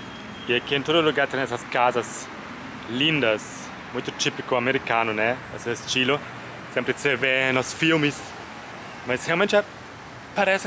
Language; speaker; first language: Portuguese; non-native, fluent; German